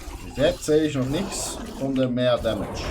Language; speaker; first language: German; native; German